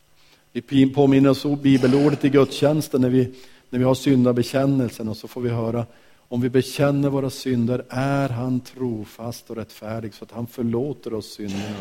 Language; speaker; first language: Swedish; native; Swedish